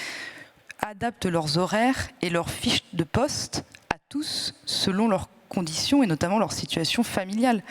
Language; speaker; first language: French; native; French